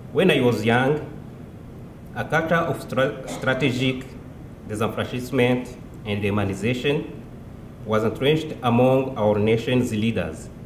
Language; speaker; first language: English; non-native, local second language; Kinyarwanda